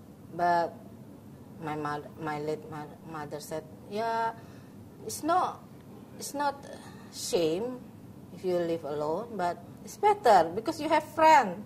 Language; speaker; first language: English; non-native, learner; Indonesian